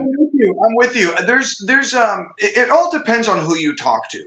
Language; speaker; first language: English; native; English